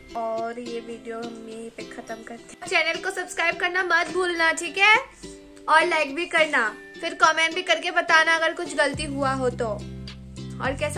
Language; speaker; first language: Hindi; non-native, local second language; Assamese